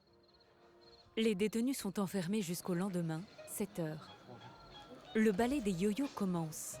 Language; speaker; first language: French; native; French